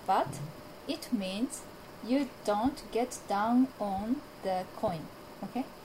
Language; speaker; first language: English; non-native, learner; Japanese